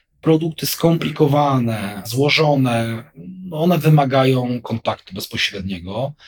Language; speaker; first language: Polish; native; Polish